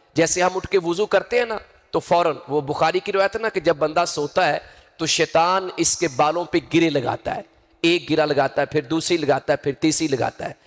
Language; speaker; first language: Urdu; non-native, local second language; Punjabi